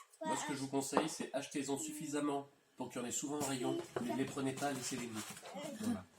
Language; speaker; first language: French; native; French